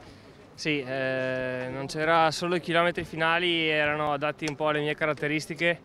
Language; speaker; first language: Italian; native; Italian